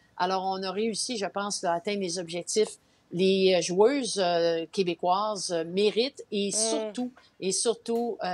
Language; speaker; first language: French; native; French